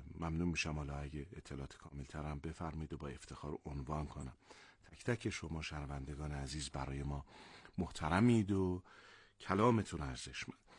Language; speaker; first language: Persian; non-native, local second language; Azerbaijani